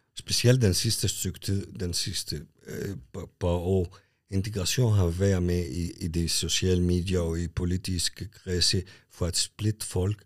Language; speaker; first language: Danish; non-native, fluent; Arabic